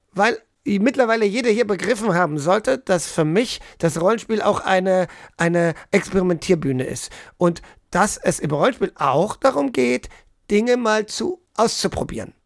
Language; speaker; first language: German; native; German